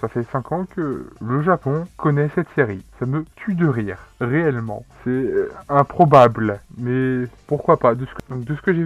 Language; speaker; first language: French; native; French